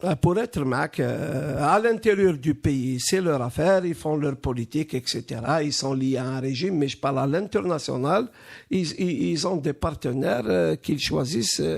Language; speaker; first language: French; non-native, local second language; Arabic